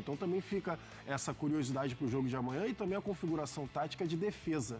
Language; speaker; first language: Portuguese; native; Portuguese